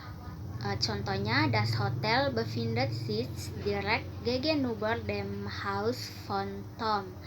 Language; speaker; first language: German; non-native, learner; Indonesian